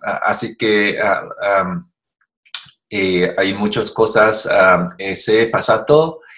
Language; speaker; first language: Spanish; non-native, learner; Chinese